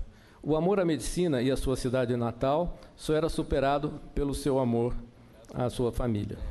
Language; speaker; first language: Portuguese; native; Portuguese